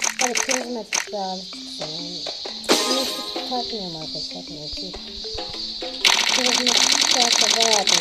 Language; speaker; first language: Turkish; native; Turkish